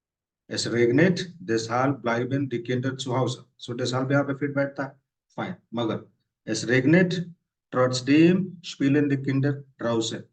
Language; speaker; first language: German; non-native, fluent; Hindi